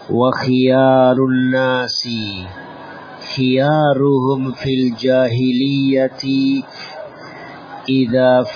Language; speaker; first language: Arabic; non-native, fluent; Indonesian